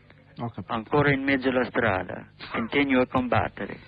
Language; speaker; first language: Italian; non-native, learner; English